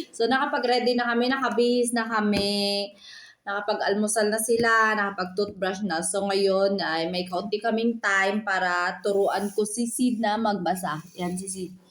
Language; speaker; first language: Filipino; native; Filipino